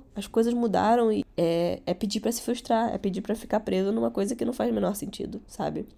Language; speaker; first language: Portuguese; early bilingual, other home language; Catalan